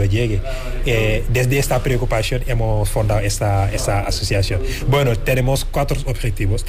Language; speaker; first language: Spanish; non-native, fluent; Wolof